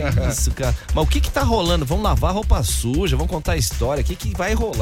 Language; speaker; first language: Portuguese; native; Portuguese